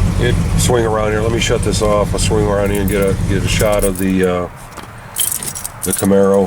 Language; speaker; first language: English; native; English